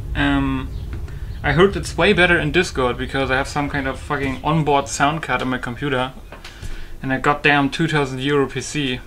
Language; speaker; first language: English; non-native, fluent; German